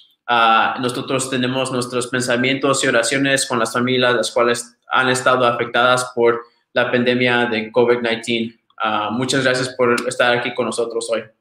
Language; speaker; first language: Spanish; early bilingual, other home language; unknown